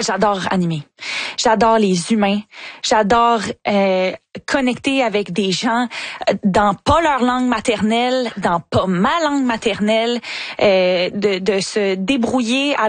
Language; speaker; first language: French; native; French